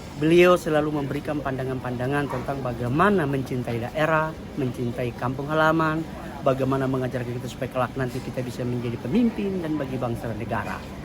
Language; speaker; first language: Indonesian; non-native, local second language; Tetum